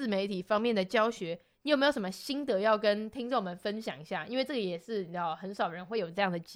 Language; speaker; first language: Chinese; native; Chinese